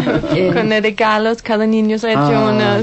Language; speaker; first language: Spanish; non-native, learner; Danish